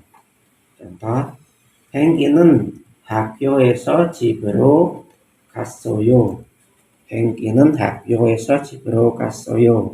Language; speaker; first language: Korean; non-native, learner; Indonesian